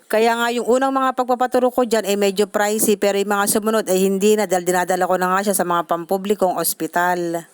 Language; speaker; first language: Filipino; native; Filipino